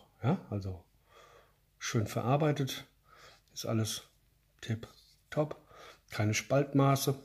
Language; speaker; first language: German; native; German